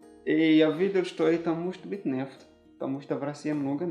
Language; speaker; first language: Russian; non-native, learner; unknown